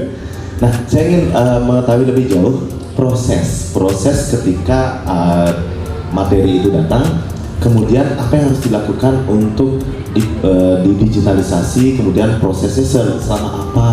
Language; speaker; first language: Indonesian; native; Indonesian